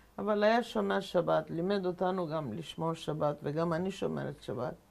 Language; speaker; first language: Hebrew; non-native, fluent; Ladino